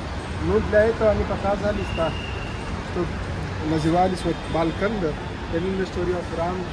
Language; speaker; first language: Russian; non-native, learner; Marathi